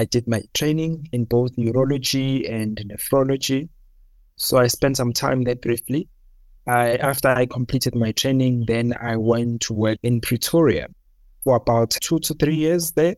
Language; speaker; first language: English; non-native, local second language; Zulu